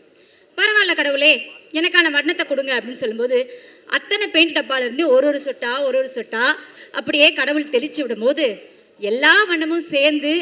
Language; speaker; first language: Tamil; native; Tamil